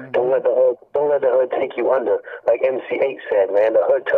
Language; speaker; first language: English; native; English